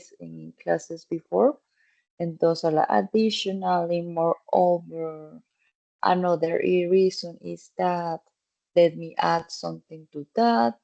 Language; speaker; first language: English; non-native, fluent; Spanish